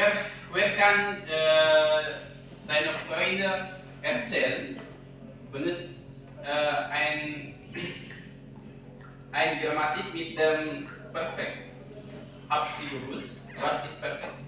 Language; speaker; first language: German; non-native, learner; Indonesian